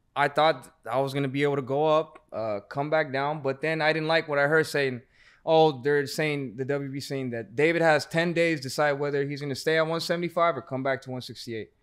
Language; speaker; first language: English; native; English